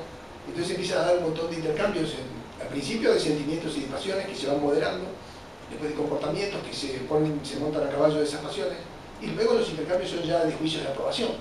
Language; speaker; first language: Spanish; native; Spanish